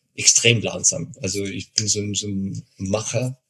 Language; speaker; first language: German; non-native, fluent; Spanish